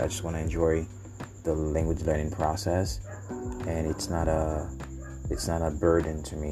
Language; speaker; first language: English; non-native, fluent; Haitian Creole